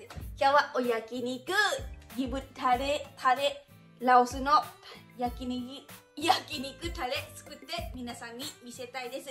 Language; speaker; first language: Japanese; non-native, learner; Lao